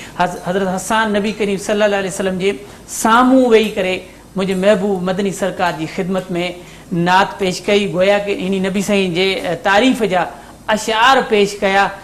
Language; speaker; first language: Sindhi; native; Sindhi